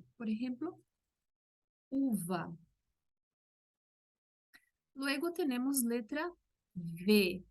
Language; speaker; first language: Spanish; non-native, local second language; Portuguese